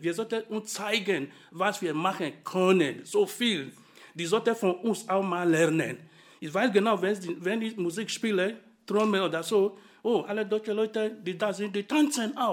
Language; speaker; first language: German; non-native, fluent; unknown